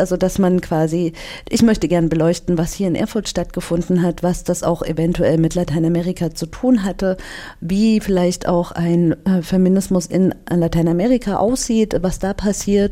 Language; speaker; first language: German; native; German